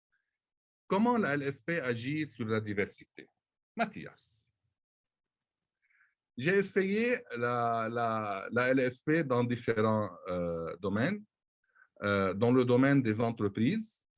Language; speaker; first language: French; non-native, local second language; Arabic